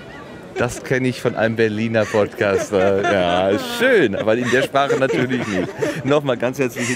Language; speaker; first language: German; native; German